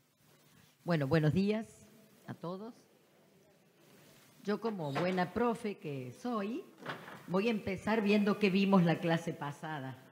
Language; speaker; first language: Spanish; native; Spanish